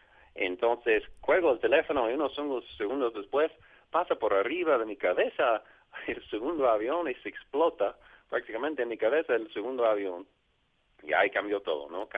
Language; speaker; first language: Spanish; non-native, fluent; English